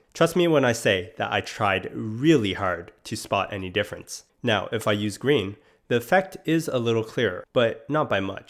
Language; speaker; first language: English; native; English